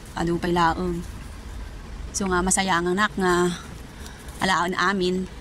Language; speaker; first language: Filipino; non-native, local second language; Iloko